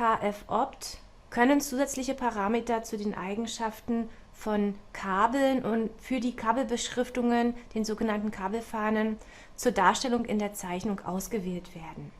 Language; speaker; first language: German; native; German